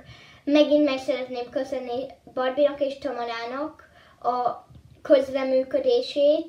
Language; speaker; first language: Hungarian; early bilingual, heritage; Hungarian